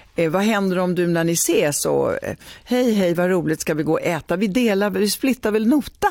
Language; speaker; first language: Swedish; early bilingual, other home language; Italian